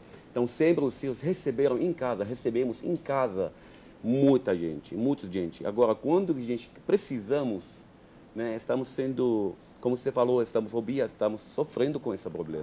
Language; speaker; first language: Portuguese; non-native, fluent; Arabic